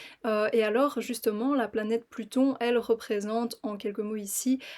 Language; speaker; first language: French; native; French